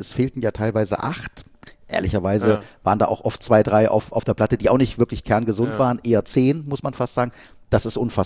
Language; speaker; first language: German; native; German